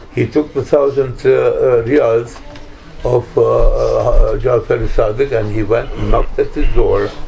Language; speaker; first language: English; non-native, fluent; Turkish